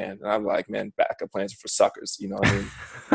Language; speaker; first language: English; native; English